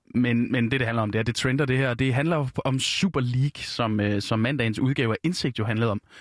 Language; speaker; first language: Danish; native; Danish